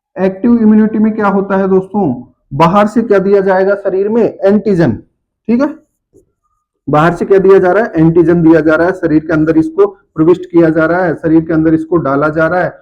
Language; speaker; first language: Hindi; native; Hindi